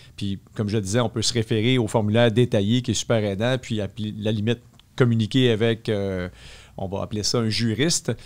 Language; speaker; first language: French; native; French